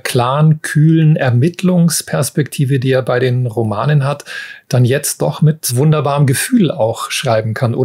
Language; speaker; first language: German; native; German